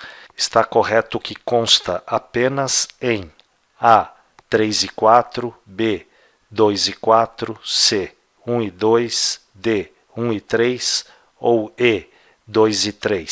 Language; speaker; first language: Portuguese; native; Portuguese